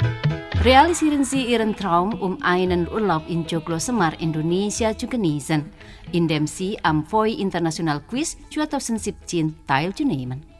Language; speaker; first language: German; non-native, fluent; Indonesian